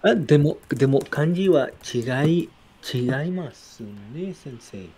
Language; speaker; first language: Japanese; non-native, learner; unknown